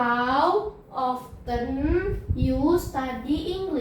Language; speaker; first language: English; non-native, learner; Indonesian